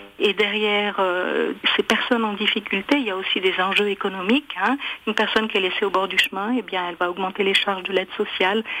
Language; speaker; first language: French; native; French